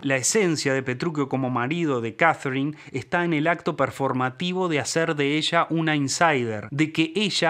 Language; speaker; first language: Spanish; native; Spanish